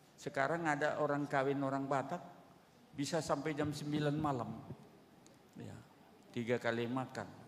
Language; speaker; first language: Indonesian; non-native, local second language; Batak Toba